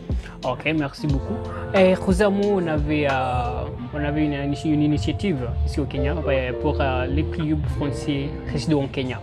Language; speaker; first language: French; non-native, fluent; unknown